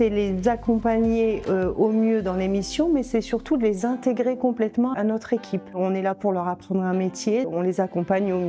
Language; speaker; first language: French; native; French